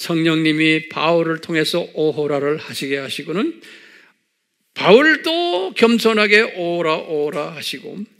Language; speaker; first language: Korean; native; Korean